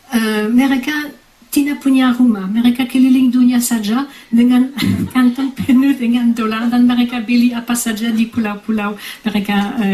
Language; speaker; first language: Indonesian; non-native, fluent; French